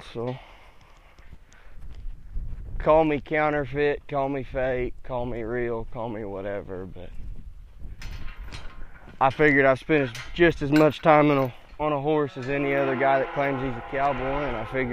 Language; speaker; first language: English; native; English